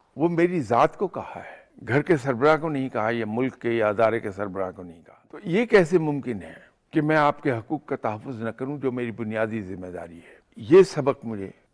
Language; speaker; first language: Urdu; native; Urdu